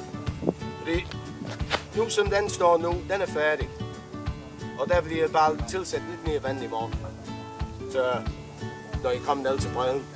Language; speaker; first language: Danish; non-native, fluent; English